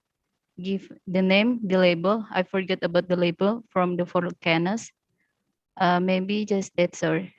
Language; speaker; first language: English; non-native, learner; Indonesian